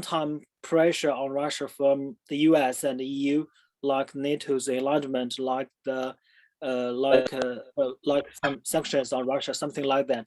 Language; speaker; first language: English; non-native, fluent; Chinese